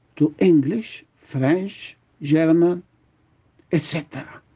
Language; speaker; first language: English; non-native, fluent; Arabic